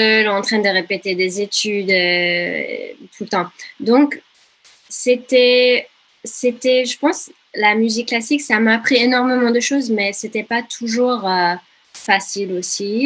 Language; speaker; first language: French; non-native, fluent; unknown